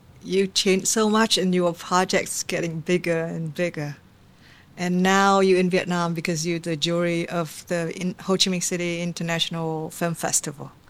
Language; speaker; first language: English; non-native, fluent; Vietnamese